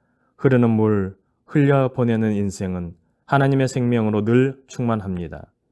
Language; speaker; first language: Korean; native; Korean